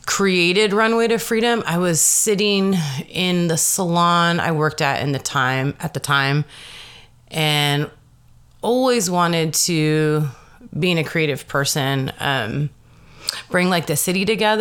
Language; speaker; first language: English; native; English